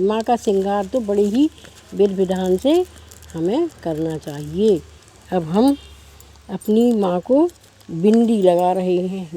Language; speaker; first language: Hindi; native; Hindi